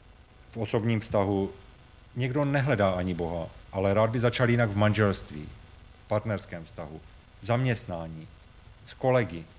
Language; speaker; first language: Czech; native; Czech